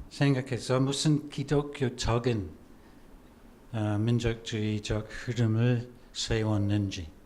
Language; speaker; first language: Korean; non-native, fluent; English